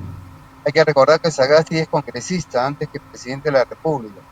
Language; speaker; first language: Spanish; native; Spanish